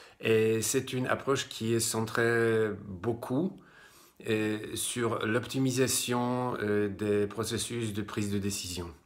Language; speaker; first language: French; non-native, fluent; Polish